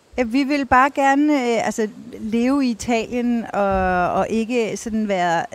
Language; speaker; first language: Danish; native; Danish